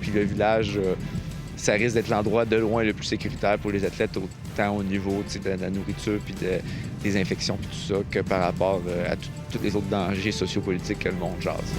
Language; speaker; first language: French; native; French